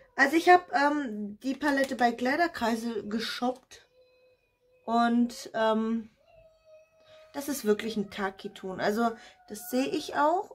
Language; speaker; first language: German; non-native, fluent; Russian